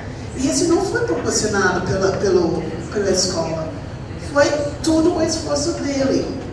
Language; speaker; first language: Portuguese; non-native, fluent; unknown